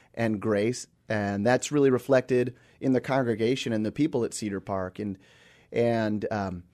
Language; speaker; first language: English; native; English